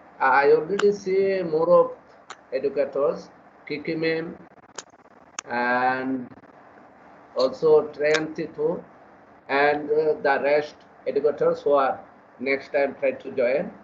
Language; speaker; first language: English; non-native, learner; Bangla